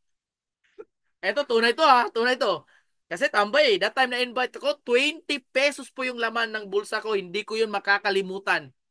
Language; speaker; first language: Filipino; non-native, local second language; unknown